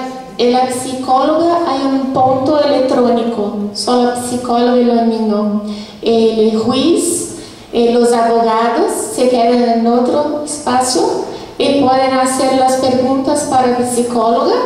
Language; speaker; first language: Spanish; non-native, fluent; Portuguese